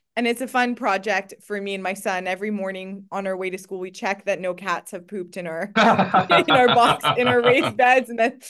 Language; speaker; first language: English; native; English